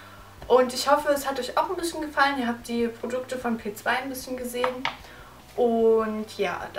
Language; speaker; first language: German; native; German